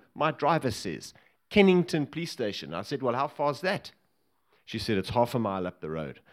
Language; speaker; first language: English; native; English